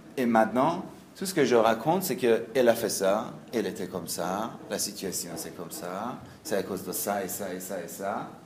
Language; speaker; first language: French; non-native, learner; Persian